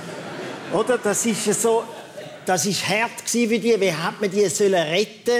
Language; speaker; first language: German; native; German